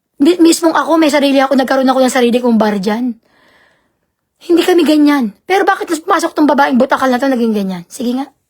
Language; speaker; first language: Filipino; native; Filipino